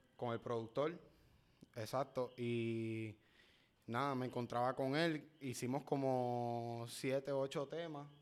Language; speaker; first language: Spanish; native; Spanish